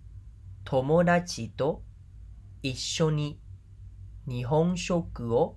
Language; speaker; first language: Japanese; non-native, fluent; Khmer